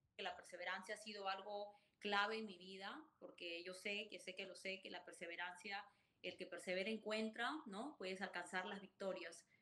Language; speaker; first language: Spanish; native; Spanish